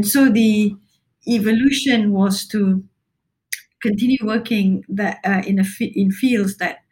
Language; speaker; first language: English; non-native, local second language; Malay